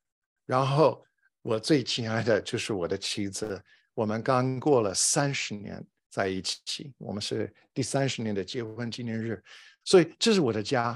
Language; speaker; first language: Chinese; non-native, fluent; English